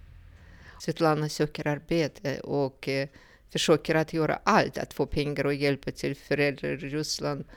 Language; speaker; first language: Swedish; non-native, fluent; Russian